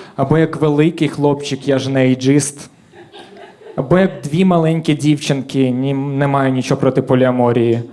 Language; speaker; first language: Ukrainian; native; Ukrainian